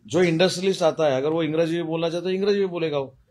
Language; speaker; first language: Hindi; non-native, local second language; Marathi